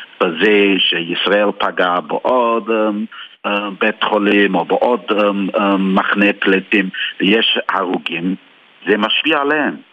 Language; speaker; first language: Hebrew; non-native, fluent; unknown